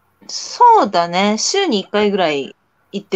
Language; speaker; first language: Japanese; native; Japanese